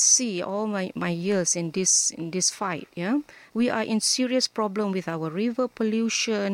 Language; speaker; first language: English; non-native, local second language; Malay